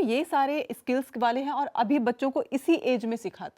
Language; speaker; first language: Hindi; native; Hindi